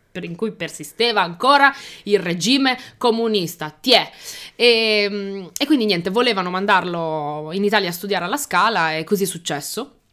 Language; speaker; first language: Italian; early bilingual, other home language; Albanian